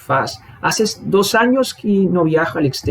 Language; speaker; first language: Spanish; non-native, fluent; Portuguese